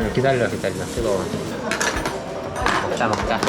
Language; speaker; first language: Korean; native; Korean